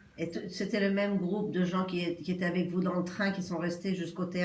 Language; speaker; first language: French; native; French